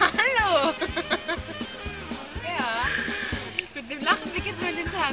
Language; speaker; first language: German; native; German